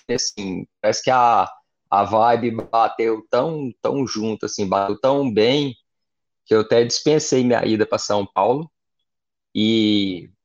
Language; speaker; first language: Portuguese; native; Portuguese